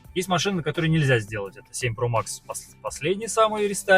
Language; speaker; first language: Russian; native; Russian